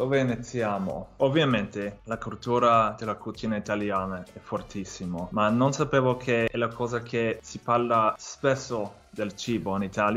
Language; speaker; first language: Italian; non-native, fluent; English